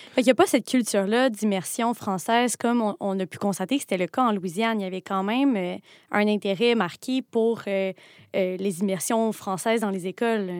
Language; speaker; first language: French; native; French